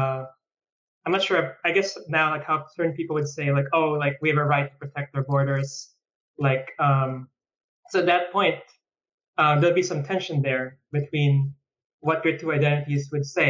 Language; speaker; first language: English; non-native, local second language; Filipino